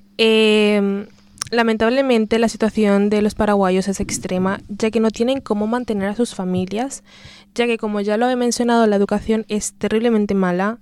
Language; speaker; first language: Spanish; native; Spanish